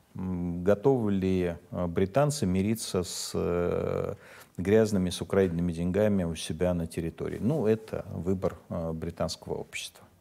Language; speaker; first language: Russian; native; Russian